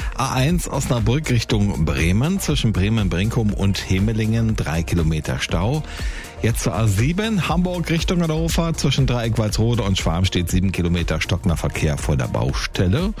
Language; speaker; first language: German; native; German